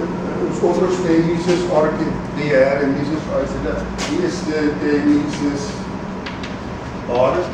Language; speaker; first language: Portuguese; non-native, fluent; German